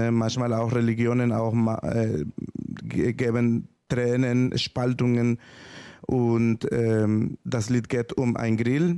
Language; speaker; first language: German; non-native, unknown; Spanish